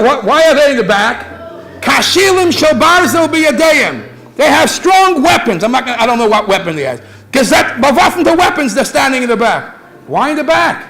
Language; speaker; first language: English; native; English